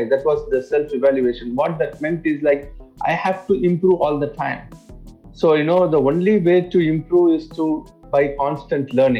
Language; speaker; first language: English; non-native, local second language; Tamil